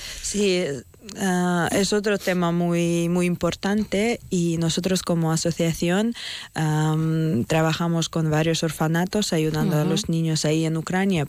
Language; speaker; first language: Spanish; non-native, fluent; Ukrainian